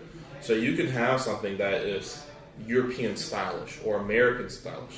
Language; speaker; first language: English; native; English